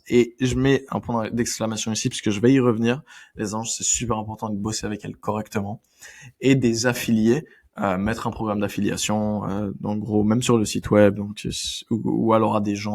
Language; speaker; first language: French; native; French